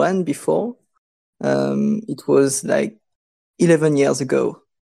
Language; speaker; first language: English; non-native, fluent; French